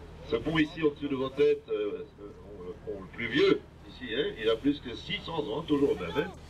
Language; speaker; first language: French; non-native, local second language; Dutch